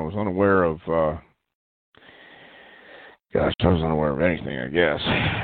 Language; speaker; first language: English; native; English